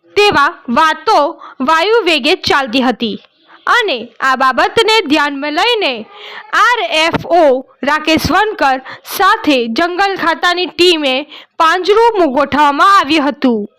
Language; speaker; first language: Gujarati; native; Gujarati